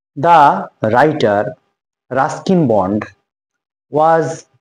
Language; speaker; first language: English; non-native, local second language; Bangla